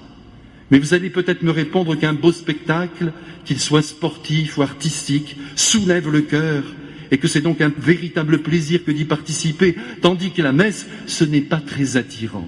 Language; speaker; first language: French; native; French